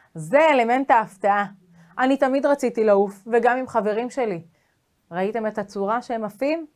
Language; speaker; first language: Hebrew; native; Hebrew